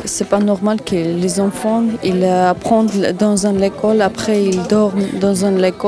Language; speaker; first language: French; non-native, learner; Armenian